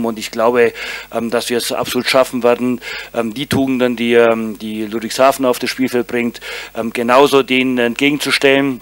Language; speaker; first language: German; native; German